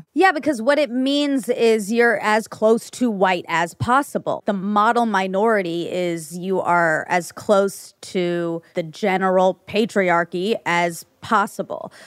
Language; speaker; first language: English; early bilingual, other home language; Hindi